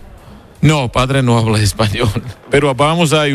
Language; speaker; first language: Spanish; non-native, fluent; Georgian